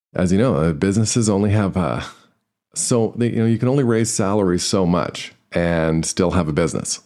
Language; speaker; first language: English; native; English